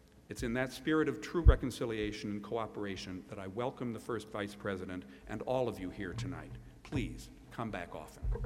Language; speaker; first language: English; native; English